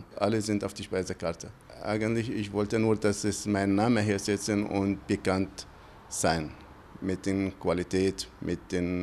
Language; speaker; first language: German; non-native, fluent; Italian